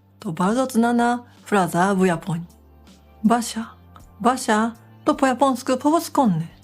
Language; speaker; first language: Polish; non-native, fluent; Japanese